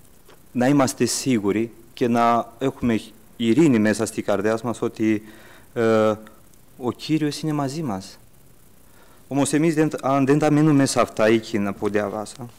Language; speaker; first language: Greek; early bilingual, heritage; Greek